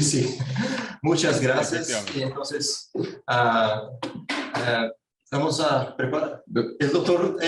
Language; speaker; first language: Spanish; non-native, fluent; Portuguese